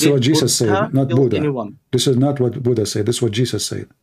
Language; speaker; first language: English; non-native, fluent; Arabic